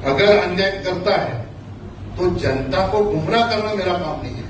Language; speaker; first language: Hindi; non-native, local second language; Marathi